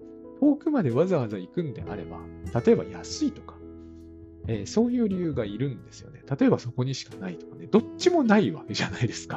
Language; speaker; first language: Japanese; native; Japanese